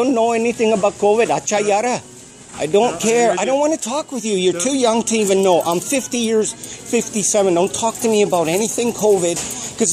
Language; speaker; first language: English; non-native, fluent; Punjabi